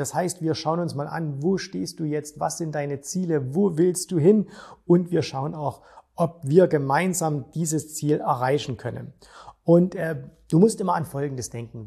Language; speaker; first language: German; native; German